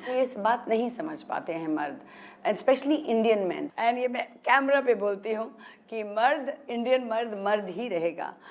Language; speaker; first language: Hindi; non-native, local second language; Kashmiri